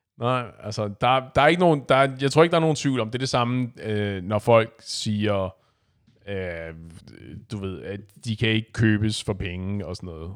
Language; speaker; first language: Danish; native; Danish